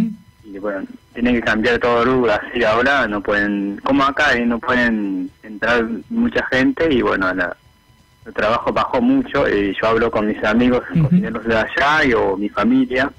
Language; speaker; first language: Spanish; non-native, fluent; Japanese